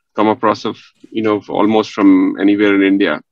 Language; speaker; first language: English; non-native, local second language; Punjabi